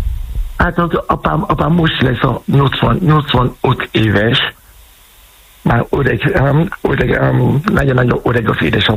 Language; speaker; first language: Hungarian; non-native, fluent; Yoruba